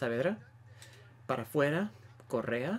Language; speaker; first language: Spanish; early bilingual, heritage; Spanish